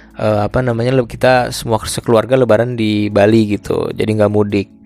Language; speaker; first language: Indonesian; native; Indonesian